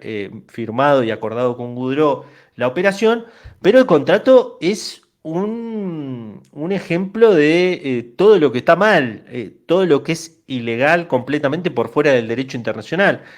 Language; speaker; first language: Spanish; native; Spanish